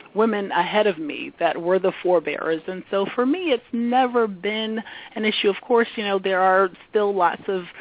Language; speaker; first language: English; native; English